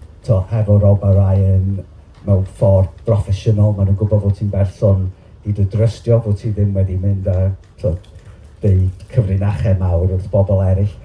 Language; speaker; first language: Welsh; native; Welsh